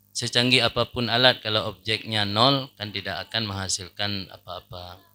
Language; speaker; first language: Malay; non-native, local second language; Achinese